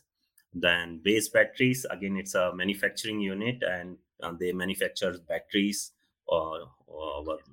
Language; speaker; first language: English; non-native, local second language; Hindi